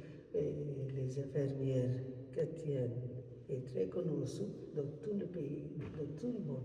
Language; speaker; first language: French; non-native, fluent; Bangla